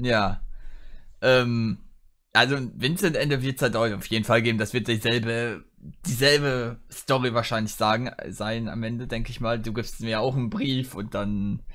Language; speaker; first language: German; native; German